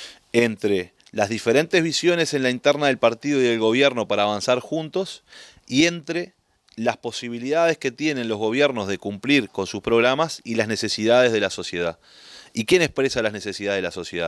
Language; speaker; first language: Spanish; native; Spanish